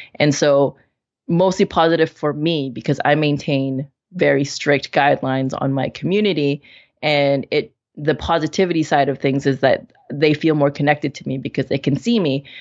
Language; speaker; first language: English; native; English